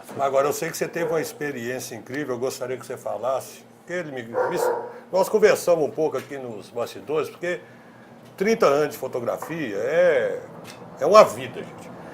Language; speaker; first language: Portuguese; native; Portuguese